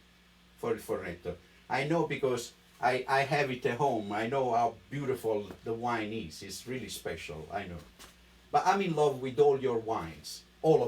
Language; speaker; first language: English; non-native, fluent; Italian